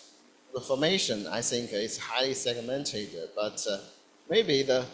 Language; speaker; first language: English; non-native, fluent; Indonesian